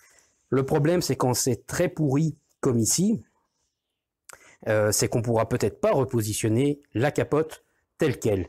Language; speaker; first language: French; native; French